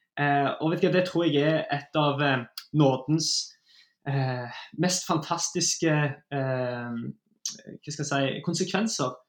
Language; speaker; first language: Norwegian; native; Norwegian